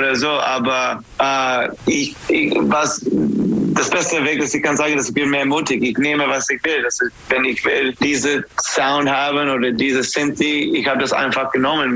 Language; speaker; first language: German; non-native, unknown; English